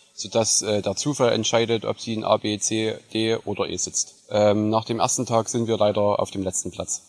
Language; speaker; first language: German; native; German